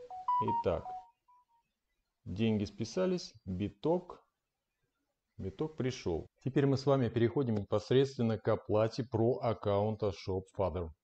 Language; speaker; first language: Russian; native; Russian